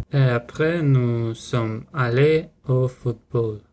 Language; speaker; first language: French; non-native, learner; Russian